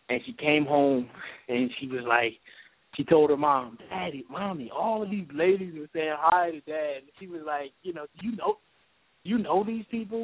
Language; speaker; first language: English; native; English